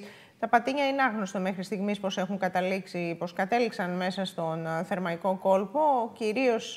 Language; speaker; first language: Greek; native; Greek